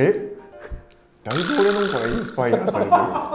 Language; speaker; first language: Japanese; native; Japanese